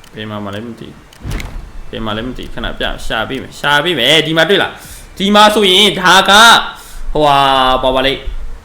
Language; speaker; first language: Burmese; native; Burmese